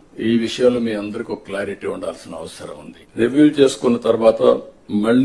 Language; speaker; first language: Telugu; native; Telugu